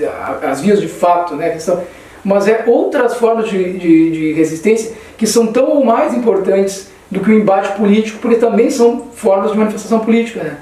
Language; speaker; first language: Portuguese; native; Portuguese